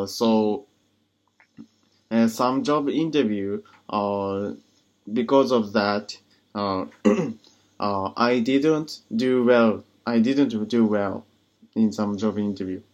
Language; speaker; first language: English; non-native, learner; Japanese